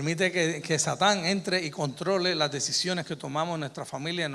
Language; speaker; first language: Spanish; native; Spanish